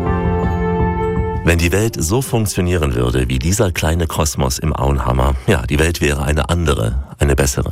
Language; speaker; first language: German; native; German